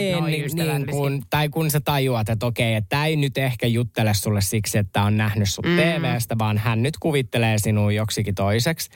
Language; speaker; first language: Finnish; native; Finnish